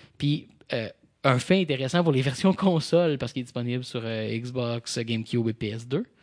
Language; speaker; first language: French; native; French